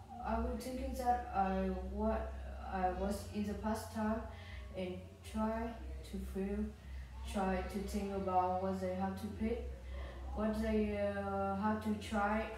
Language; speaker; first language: English; non-native, learner; Vietnamese